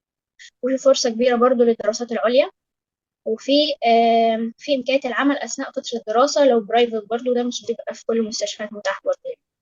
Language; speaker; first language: Arabic; native; Arabic